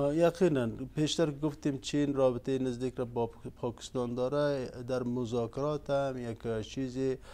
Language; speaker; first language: Persian; non-native, local second language; Uzbek